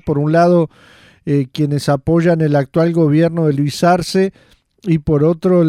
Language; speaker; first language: Spanish; native; Spanish